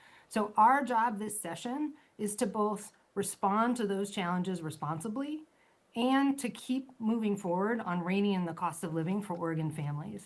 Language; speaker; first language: English; native; English